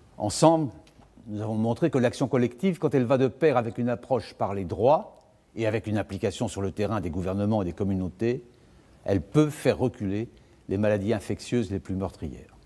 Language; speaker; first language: French; native; French